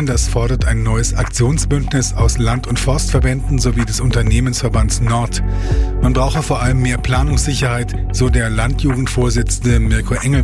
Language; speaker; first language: German; native; German